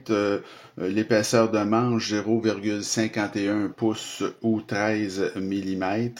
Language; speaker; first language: French; native; French